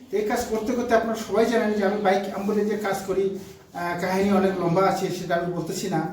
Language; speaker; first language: Bangla; native; Bangla